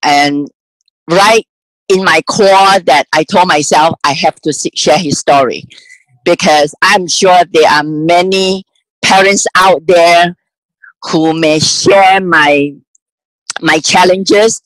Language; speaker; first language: English; non-native, local second language; Cantonese